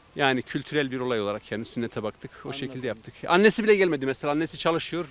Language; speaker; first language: Turkish; native; Turkish